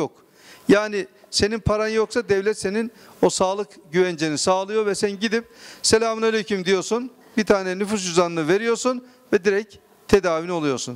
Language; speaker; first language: Turkish; native; Turkish